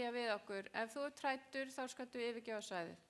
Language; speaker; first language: Icelandic; non-native, fluent; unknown